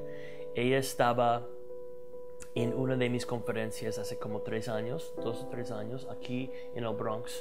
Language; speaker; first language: Spanish; non-native, fluent; English